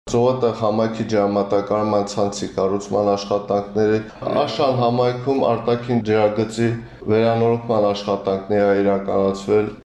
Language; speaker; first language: Armenian; native; Armenian